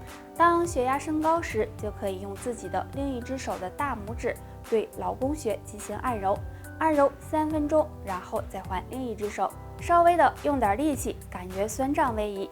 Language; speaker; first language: Chinese; native; Chinese